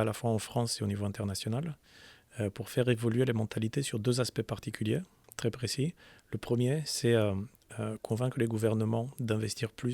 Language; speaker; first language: French; native; French